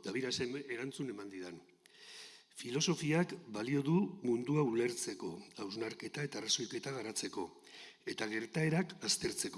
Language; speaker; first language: Basque; native; Basque